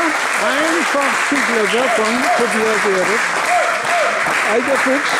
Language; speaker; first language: German; native; German